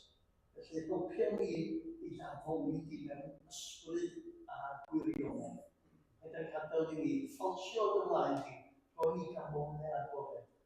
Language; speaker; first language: Welsh; native; Welsh